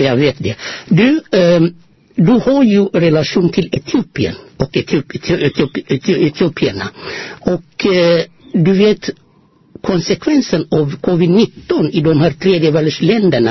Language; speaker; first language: Swedish; non-native, fluent; Amharic